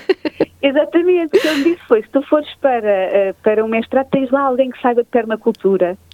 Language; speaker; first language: Portuguese; native; Portuguese